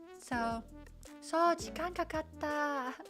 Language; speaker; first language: Japanese; non-native, learner; Chinese